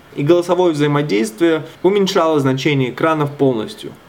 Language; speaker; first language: Russian; native; Russian